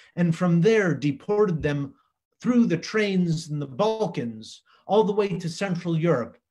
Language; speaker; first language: English; native; English